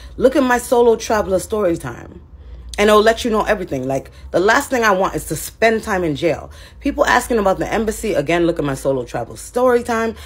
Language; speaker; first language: English; native; English